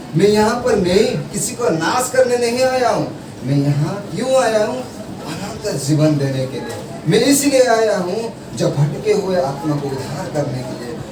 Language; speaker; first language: Hindi; non-native, local second language; Marathi